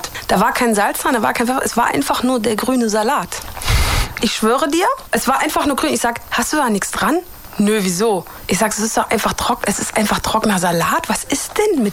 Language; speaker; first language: German; native; German